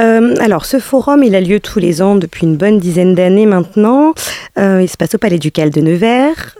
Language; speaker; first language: French; native; French